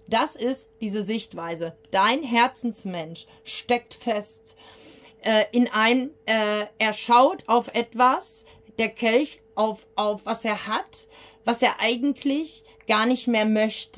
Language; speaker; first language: German; native; German